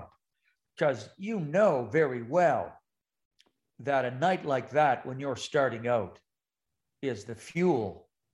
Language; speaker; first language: English; native; English